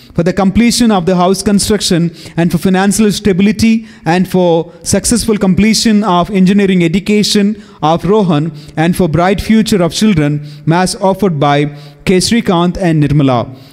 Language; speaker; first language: English; non-native, local second language; Telugu